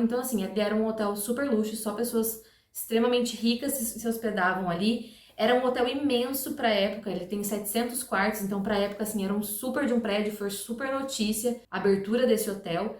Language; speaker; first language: Portuguese; native; Portuguese